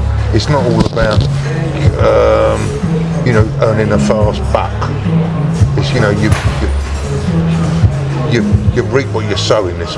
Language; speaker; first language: English; native; English